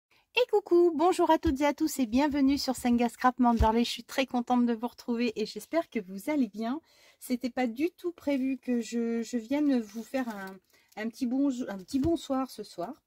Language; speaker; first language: French; native; French